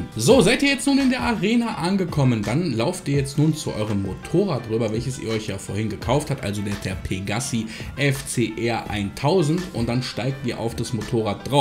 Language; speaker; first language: German; native; German